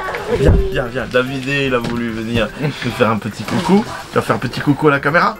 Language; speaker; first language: French; native; French